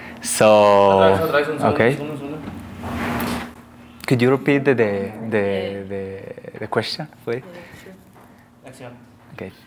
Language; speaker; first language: English; non-native, learner; Spanish